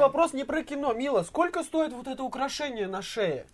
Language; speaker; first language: Russian; native; Russian